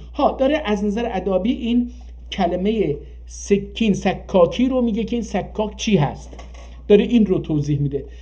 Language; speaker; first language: Persian; non-native, local second language; Azerbaijani